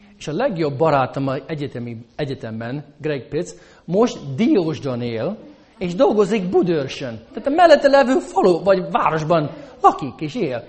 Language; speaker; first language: Hungarian; non-native, fluent; English